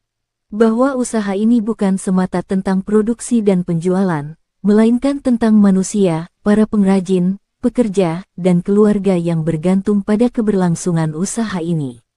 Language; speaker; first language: Indonesian; native; Indonesian